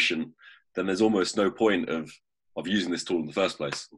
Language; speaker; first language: English; native; English